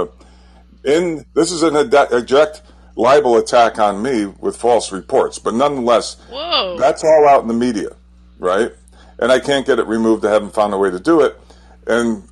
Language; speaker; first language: English; native; English